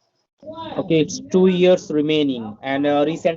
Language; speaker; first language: English; non-native, learner; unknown